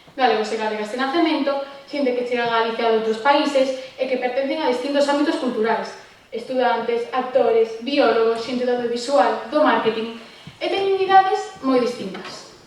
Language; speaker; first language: Galician; non-native, local second language; Spanish